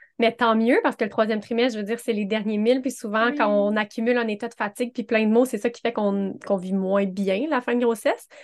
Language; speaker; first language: French; native; French